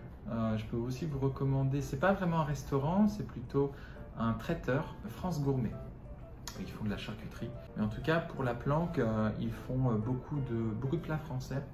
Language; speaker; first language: French; non-native, fluent; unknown